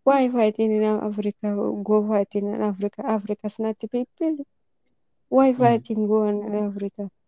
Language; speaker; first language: English; non-native, learner; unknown